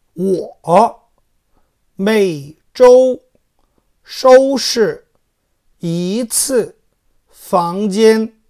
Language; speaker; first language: Chinese; non-native, fluent; Korean